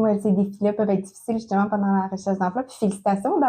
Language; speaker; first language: French; native; French